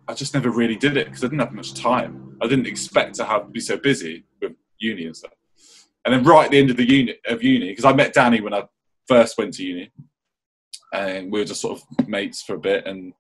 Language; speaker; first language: English; native; English